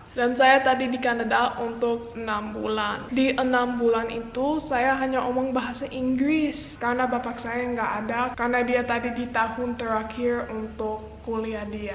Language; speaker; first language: Indonesian; non-native, local second language; English